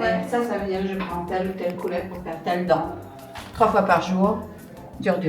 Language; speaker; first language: French; native; French